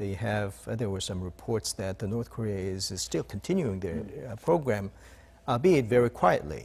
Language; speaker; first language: English; non-native, fluent; Korean